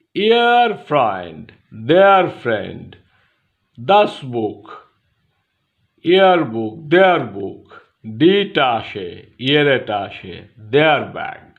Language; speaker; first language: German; non-native, fluent; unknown